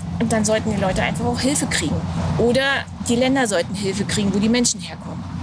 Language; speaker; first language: German; native; German